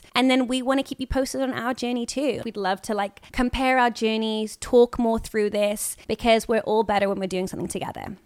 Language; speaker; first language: English; native; English